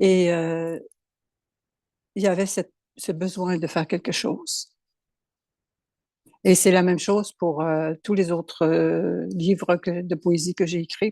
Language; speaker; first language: French; native; French